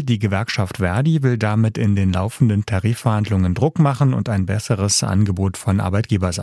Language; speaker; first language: German; native; German